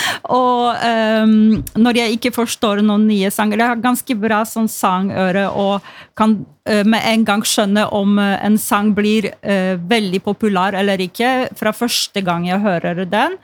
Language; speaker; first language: Norwegian; non-native, fluent; Polish